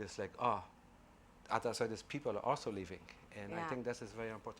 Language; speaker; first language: English; non-native, fluent; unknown